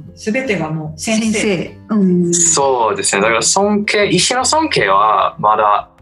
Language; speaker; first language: Japanese; non-native, fluent; English